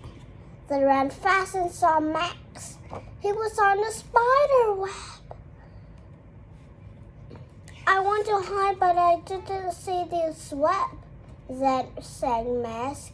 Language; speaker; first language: English; non-native, learner; Vietnamese